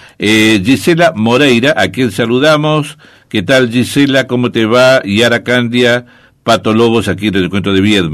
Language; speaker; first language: Spanish; native; Spanish